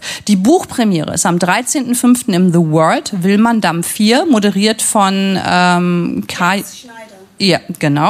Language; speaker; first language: German; native; German